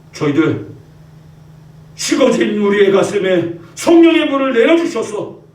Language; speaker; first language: Korean; native; Korean